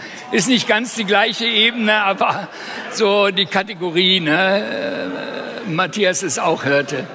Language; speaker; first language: German; native; German